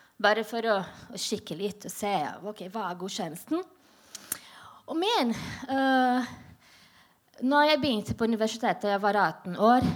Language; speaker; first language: Norwegian; non-native, learner; Portuguese